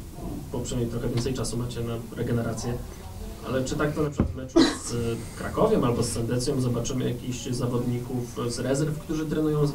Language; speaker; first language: Polish; native; Polish